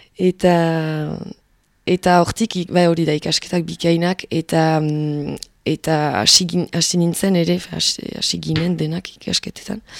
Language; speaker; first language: Basque; native; Basque